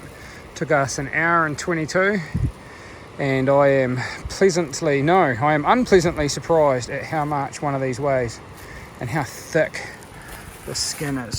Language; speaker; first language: English; native; English